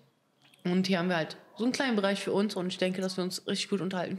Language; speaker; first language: German; early bilingual, other home language; Russian